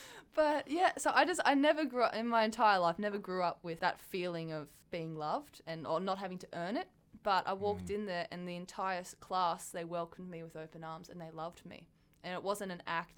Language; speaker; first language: English; native; English